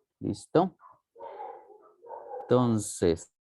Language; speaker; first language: Spanish; native; Spanish